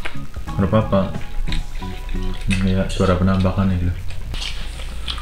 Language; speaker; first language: Indonesian; non-native, local second language; Javanese